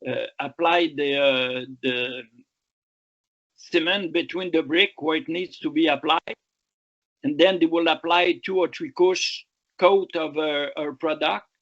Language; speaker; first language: English; non-native, local second language; French